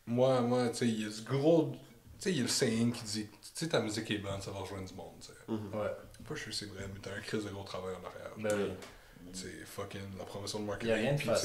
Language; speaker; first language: French; native; French